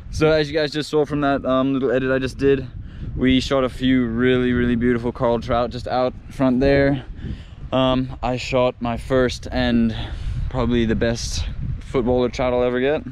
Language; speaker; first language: English; non-native, fluent; Indonesian